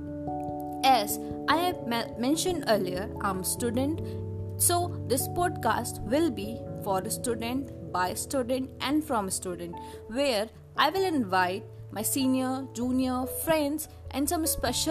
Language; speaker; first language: English; non-native, local second language; Hindi